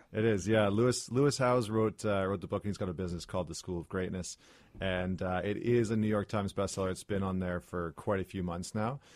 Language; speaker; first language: English; native; English